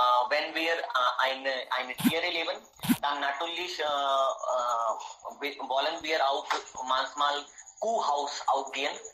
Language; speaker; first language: German; non-native, learner; Hindi